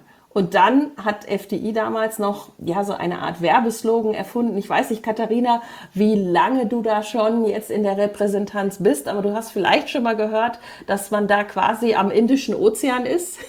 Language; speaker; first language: German; native; German